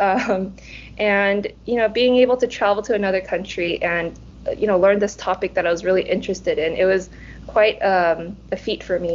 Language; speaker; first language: English; early bilingual, other home language; Cantonese